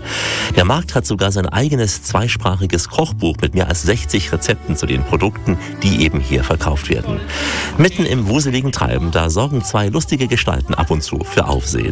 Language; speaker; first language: German; native; German